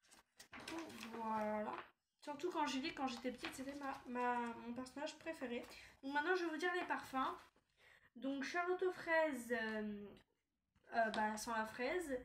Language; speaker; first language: French; native; French